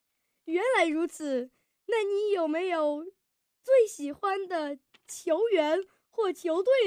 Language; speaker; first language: Chinese; early bilingual, heritage; Chinese